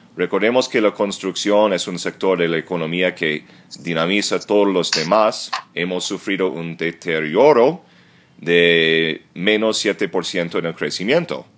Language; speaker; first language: Spanish; non-native, fluent; English